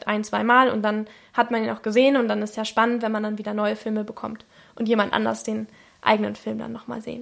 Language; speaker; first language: German; native; German